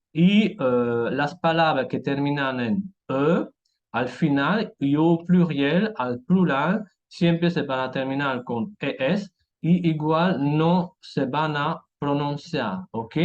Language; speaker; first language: Spanish; non-native, fluent; French